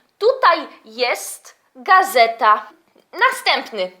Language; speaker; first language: Polish; early bilingual, heritage; Polish